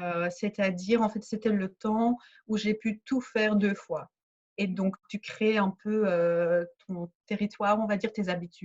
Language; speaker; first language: French; early bilingual, other home language; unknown